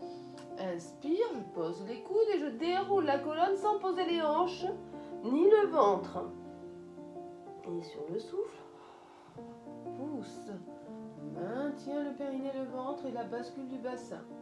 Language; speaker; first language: French; native; French